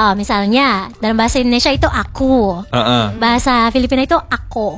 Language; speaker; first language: Indonesian; non-native, fluent; Filipino